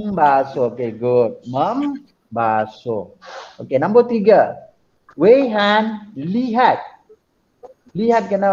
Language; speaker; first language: Malay; non-native, local second language; Tamil